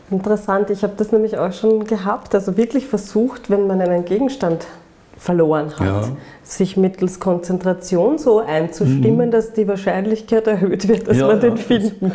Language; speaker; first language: German; native; German